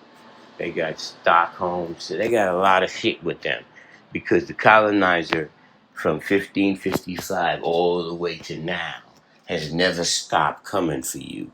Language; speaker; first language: English; native; English